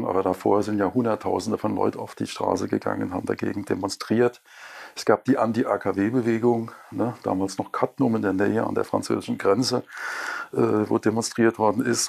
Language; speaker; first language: German; native; German